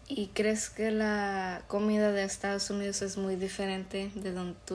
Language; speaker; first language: Spanish; early bilingual, heritage; Spanish